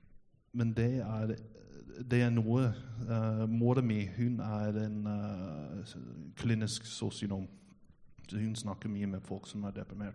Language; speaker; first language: Norwegian; non-native, fluent; English